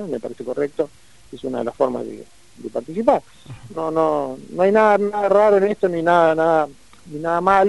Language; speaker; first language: Spanish; native; Spanish